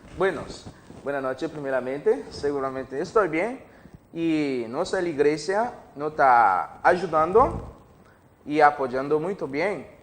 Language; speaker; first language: Spanish; non-native, learner; Haitian Creole